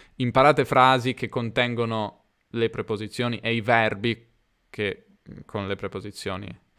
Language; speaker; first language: Italian; native; Italian